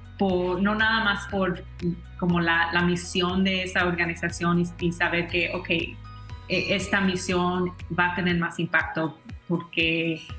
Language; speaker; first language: Spanish; early bilingual, heritage; Spanish